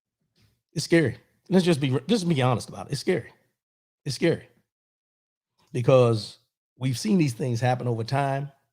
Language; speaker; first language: English; native; English